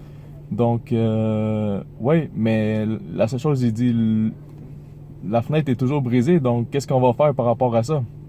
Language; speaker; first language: French; native; French